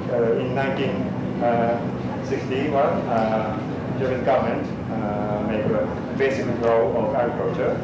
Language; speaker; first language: English; non-native, learner; Japanese